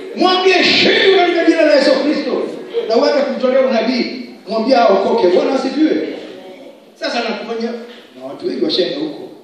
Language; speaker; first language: Swahili; non-native, local second language; Kikuyu